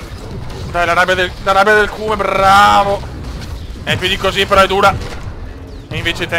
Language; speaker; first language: Italian; native; Italian